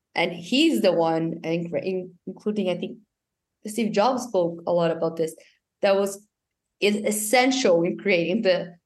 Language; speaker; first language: English; non-native, fluent; Portuguese